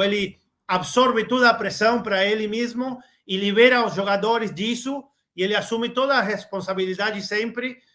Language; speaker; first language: Portuguese; non-native, learner; Spanish